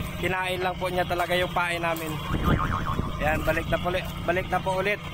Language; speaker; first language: Filipino; non-native, local second language; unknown